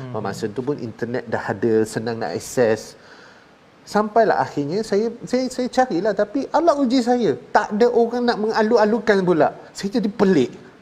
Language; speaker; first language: Malay; non-native, local second language; Chinese